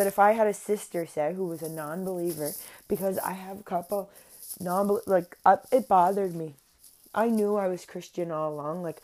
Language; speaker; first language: English; native; English